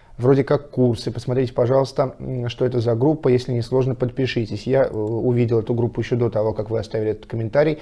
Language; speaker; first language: Russian; native; Russian